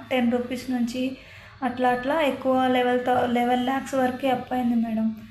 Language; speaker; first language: Telugu; non-native, local second language; Hindi